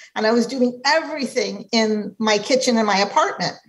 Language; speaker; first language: English; native; English